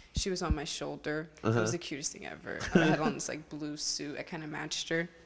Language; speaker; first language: English; native; English